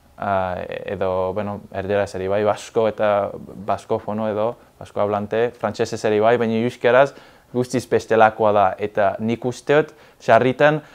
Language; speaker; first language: Basque; non-native, fluent; English